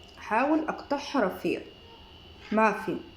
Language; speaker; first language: Arabic; native; Arabic